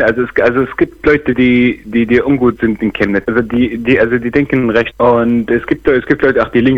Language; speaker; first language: German; non-native, learner; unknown